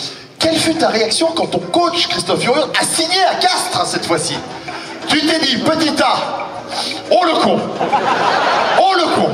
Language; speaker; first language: French; native; French